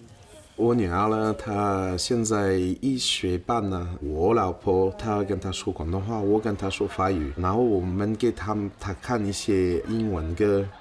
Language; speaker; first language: Chinese; non-native, fluent; French